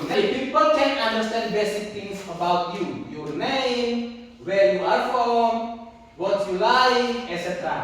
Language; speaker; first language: English; non-native, learner; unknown